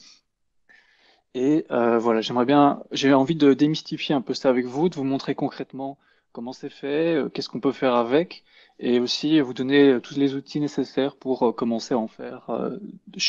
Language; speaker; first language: French; native; French